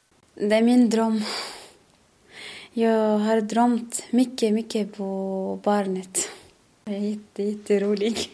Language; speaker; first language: Swedish; non-native, learner; Arabic